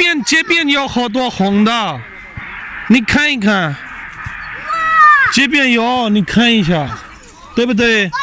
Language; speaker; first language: Chinese; non-native, learner; Punjabi